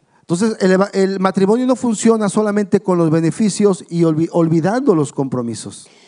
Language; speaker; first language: Spanish; native; Spanish